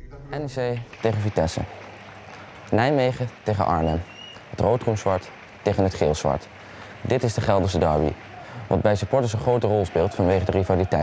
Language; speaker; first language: Dutch; native; Dutch